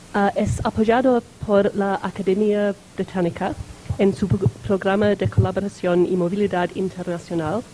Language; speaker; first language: Spanish; non-native, fluent; English